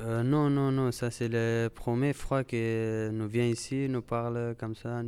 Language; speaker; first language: French; non-native, learner; Persian